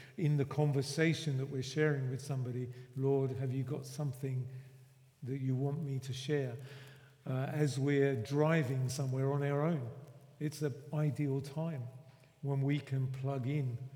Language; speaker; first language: English; native; English